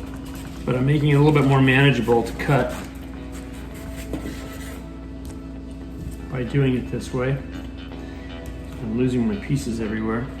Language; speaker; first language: English; native; English